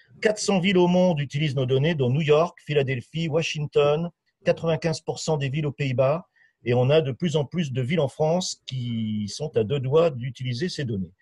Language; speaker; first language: French; native; French